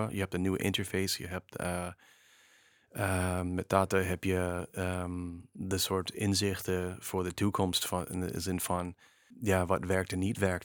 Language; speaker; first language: Dutch; non-native, fluent; English